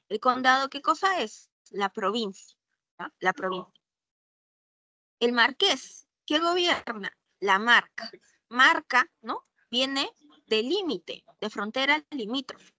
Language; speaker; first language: Spanish; native; Spanish